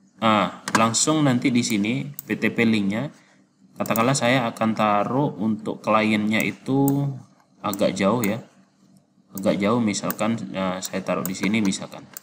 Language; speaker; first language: Indonesian; native; Indonesian